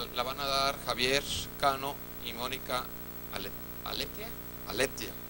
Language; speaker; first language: Spanish; native; Spanish